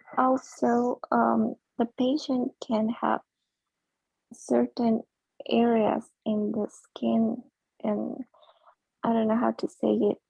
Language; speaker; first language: English; non-native, fluent; Spanish